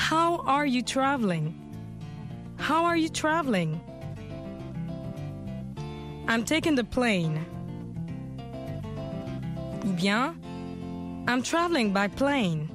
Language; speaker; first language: English; non-native, fluent; French